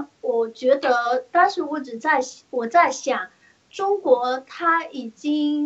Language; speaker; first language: Chinese; early bilingual, heritage; Chinese